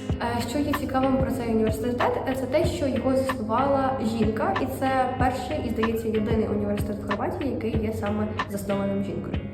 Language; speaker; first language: Ukrainian; native; Ukrainian